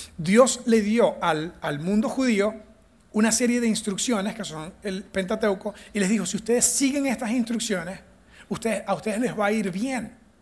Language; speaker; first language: Spanish; native; Spanish